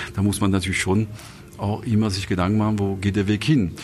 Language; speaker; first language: German; non-native, fluent; French